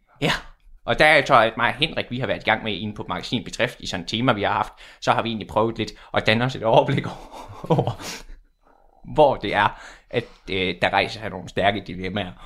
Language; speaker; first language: Danish; native; Danish